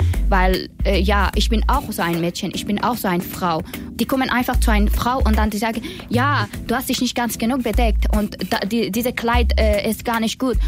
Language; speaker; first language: German; non-native, learner; Persian